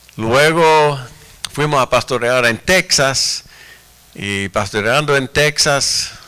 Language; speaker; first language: Spanish; non-native, fluent; English